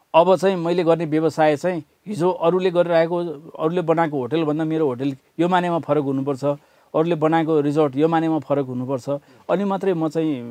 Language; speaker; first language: Nepali; native; Nepali